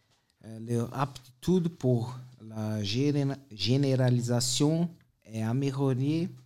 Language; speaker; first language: French; non-native, fluent; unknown